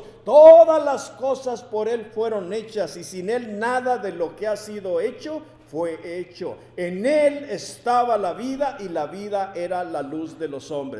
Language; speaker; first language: Spanish; native; Spanish